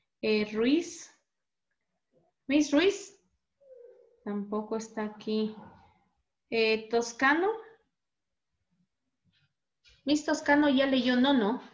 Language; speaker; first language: Spanish; native; Spanish